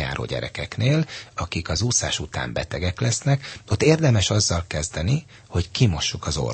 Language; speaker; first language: Hungarian; native; Hungarian